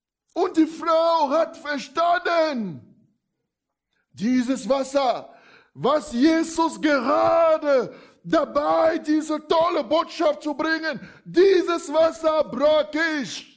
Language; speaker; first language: German; non-native, fluent; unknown